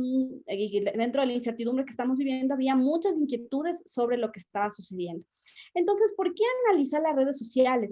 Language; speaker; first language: Spanish; native; Spanish